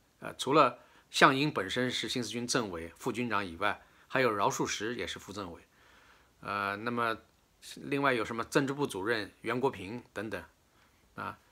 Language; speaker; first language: Chinese; native; Chinese